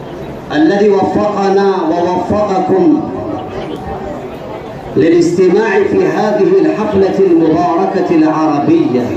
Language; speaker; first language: Arabic; non-native, fluent; Urdu